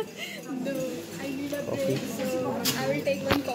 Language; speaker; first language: English; non-native, local second language; Hindi